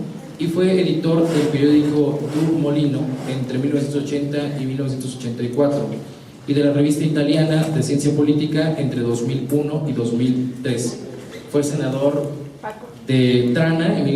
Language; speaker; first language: Spanish; native; Spanish